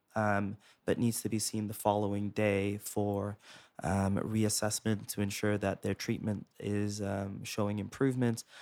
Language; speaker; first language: English; native; English